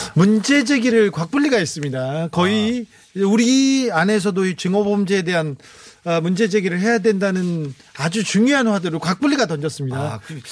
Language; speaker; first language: Korean; native; Korean